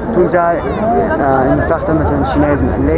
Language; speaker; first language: Dutch; non-native, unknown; Uyghur